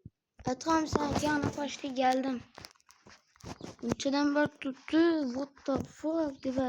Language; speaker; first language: Turkish; non-native, learner; Uzbek